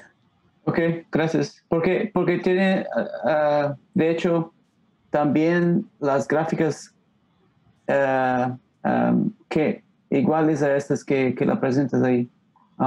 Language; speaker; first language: Spanish; non-native, learner; Portuguese